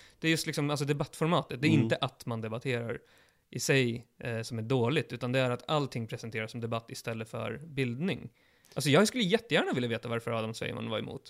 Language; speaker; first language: Swedish; early bilingual, other home language; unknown